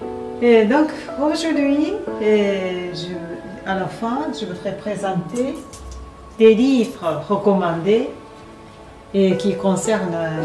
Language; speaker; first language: French; non-native, fluent; Japanese